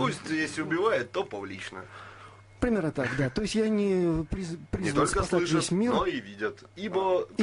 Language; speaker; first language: Russian; native; Russian